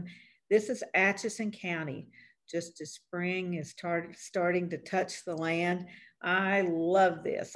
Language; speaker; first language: English; native; English